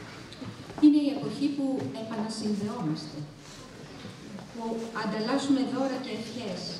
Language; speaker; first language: Greek; native; Greek